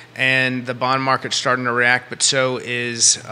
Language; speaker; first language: English; native; English